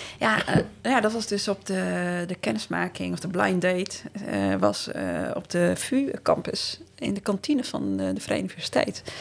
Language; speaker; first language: Dutch; early bilingual, other home language; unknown